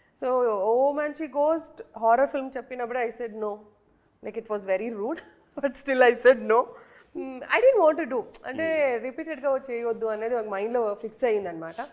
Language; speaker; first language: Telugu; non-native, fluent; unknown